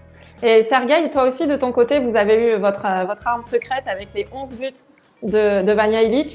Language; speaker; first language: French; native; French